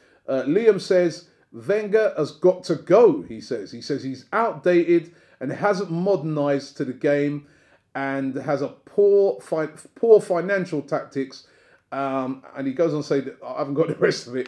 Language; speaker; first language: English; native; English